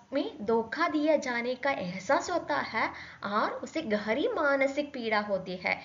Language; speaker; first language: Hindi; non-native, local second language; Malayalam